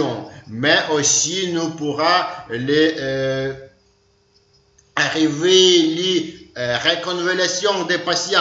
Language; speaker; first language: French; non-native, learner; Ukrainian